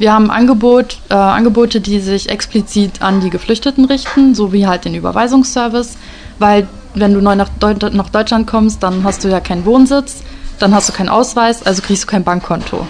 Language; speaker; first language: German; native; German